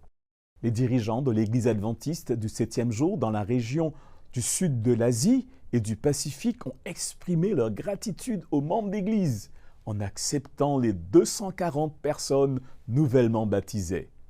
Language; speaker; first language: French; native; French